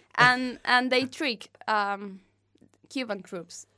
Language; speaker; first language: English; non-native, fluent; Spanish